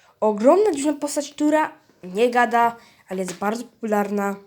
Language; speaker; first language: Polish; early bilingual, heritage; Polish